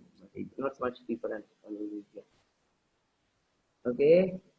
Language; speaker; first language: English; non-native, learner; Indonesian